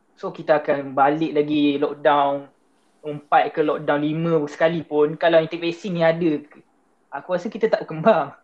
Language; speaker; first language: Malay; native; Malay